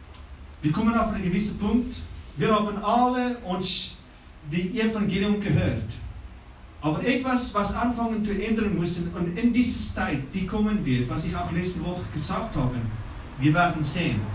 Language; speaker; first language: German; non-native, fluent; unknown